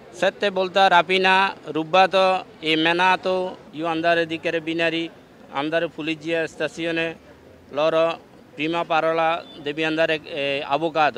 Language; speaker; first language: Italian; non-native, learner; Bangla